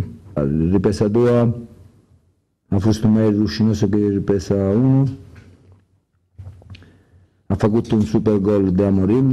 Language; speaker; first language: Romanian; non-native, learner; Italian